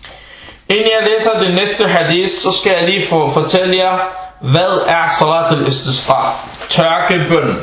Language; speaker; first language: Danish; early bilingual, other home language; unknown